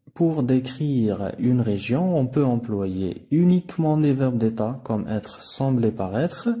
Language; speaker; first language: French; non-native, local second language; Arabic